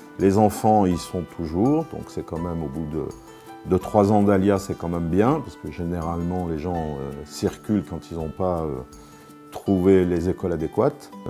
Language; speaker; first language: French; native; French